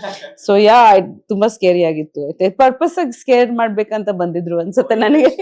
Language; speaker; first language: Kannada; non-native, fluent; Bangla